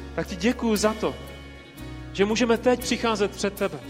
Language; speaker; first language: Czech; native; Czech